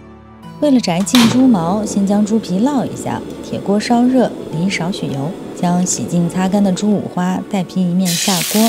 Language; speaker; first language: Chinese; native; Chinese